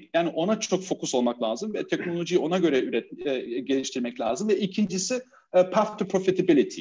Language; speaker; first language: Turkish; early bilingual, heritage; Turkish